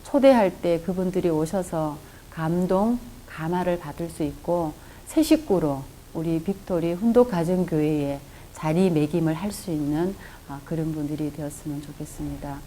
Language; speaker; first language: Korean; native; Korean